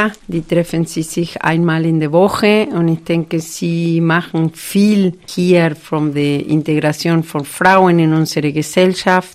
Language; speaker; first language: German; non-native, fluent; Spanish